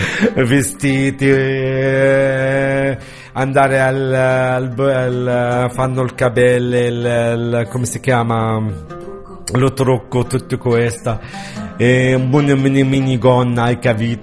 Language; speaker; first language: Italian; non-native, learner; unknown